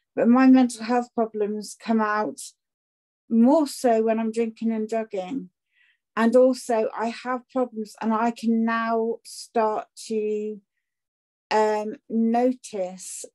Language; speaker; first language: English; native; English